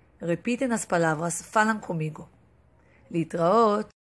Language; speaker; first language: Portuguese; non-native, fluent; Hebrew